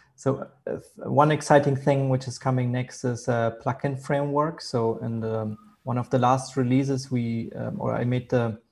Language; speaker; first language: English; non-native, fluent; German